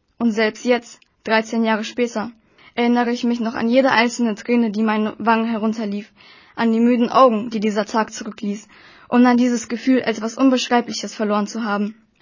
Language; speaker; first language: German; early bilingual, other home language; Russian